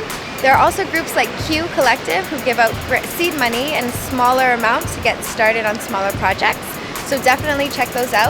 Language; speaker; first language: English; native; English